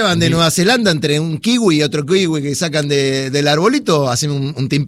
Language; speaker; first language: Spanish; native; Spanish